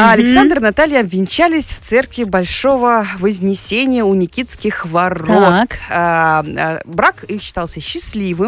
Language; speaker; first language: Russian; native; Russian